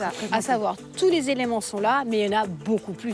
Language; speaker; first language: French; native; French